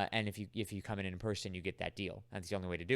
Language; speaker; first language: English; native; English